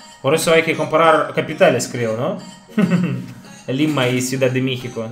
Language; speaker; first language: Spanish; non-native, learner; Russian